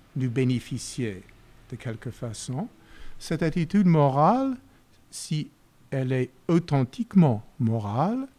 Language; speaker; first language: French; non-native, fluent; English